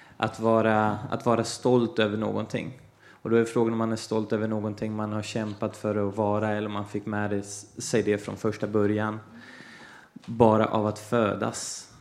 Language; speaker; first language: Swedish; early bilingual, other home language; Portuguese